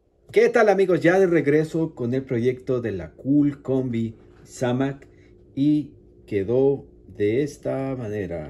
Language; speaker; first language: Spanish; native; Spanish